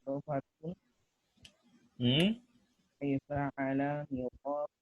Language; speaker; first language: Arabic; non-native, learner; Indonesian